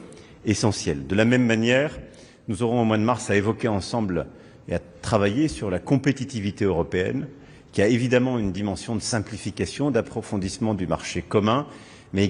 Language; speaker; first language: French; native; French